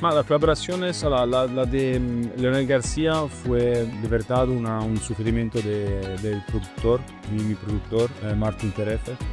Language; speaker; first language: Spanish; non-native, learner; Italian